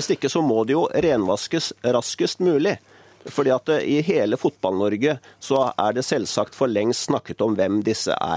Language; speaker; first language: Norwegian; native; Norwegian